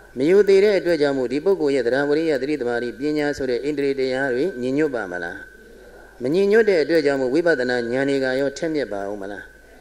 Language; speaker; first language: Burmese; native; Burmese